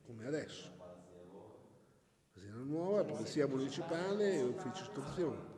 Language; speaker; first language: Italian; native; Italian